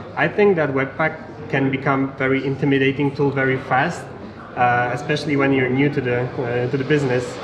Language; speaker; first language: English; non-native, fluent; Polish